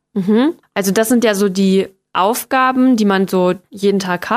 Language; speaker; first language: German; native; German